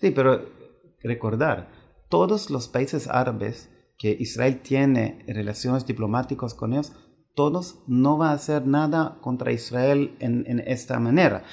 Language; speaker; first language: Spanish; non-native, fluent; Hebrew